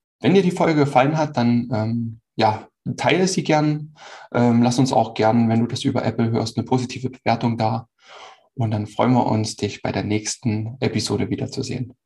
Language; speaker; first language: German; native; German